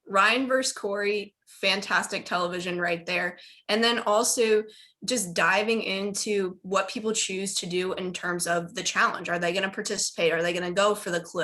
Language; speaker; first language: English; native; English